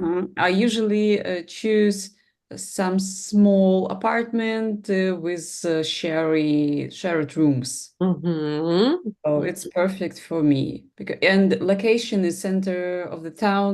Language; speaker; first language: English; non-native, learner; Russian